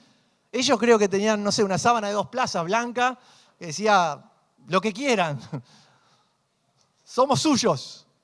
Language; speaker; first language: Spanish; native; Spanish